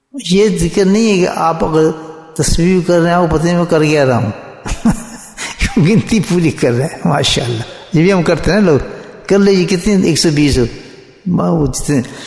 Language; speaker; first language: Urdu; native; Urdu